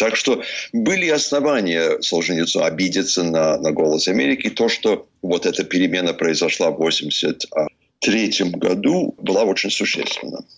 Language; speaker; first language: Russian; non-native, fluent; English